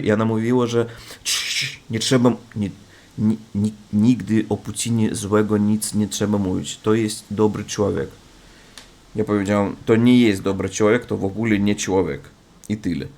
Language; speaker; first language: Polish; non-native, learner; Russian